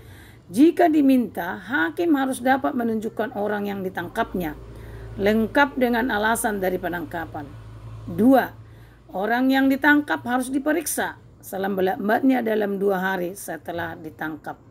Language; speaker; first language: Indonesian; native; Indonesian